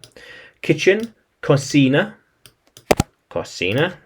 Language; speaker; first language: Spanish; non-native, learner; English